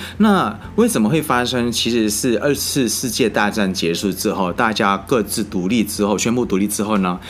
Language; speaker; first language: Chinese; non-native, fluent; Indonesian